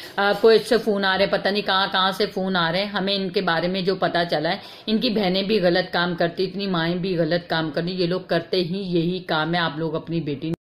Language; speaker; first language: Urdu; native; Urdu